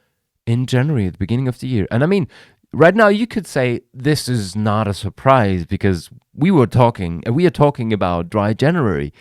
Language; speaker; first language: English; non-native, fluent; German